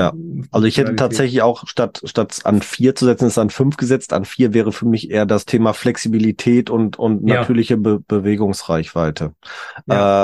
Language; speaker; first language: German; native; German